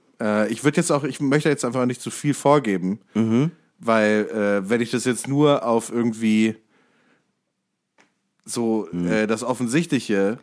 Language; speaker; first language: German; native; German